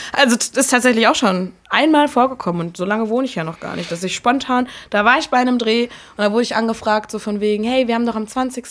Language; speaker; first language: German; native; German